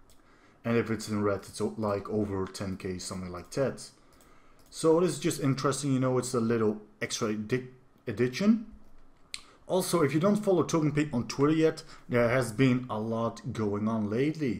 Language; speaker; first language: English; non-native, fluent; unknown